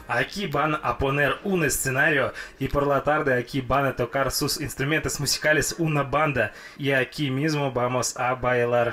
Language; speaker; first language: Spanish; non-native, fluent; Russian